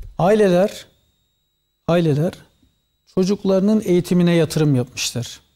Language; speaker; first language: Turkish; early bilingual, heritage; Turkish